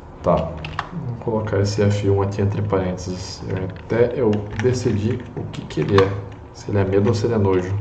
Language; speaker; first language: Portuguese; native; Portuguese